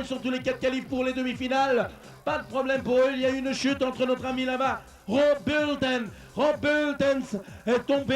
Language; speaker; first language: French; native; French